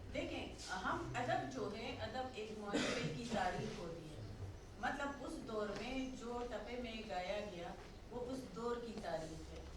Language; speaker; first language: Urdu; non-native, local second language; Pashto